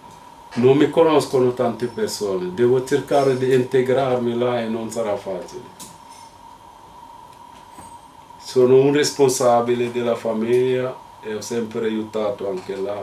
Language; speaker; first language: Italian; non-native, fluent; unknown